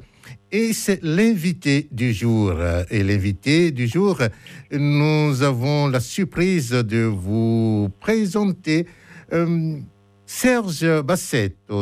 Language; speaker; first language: French; native; French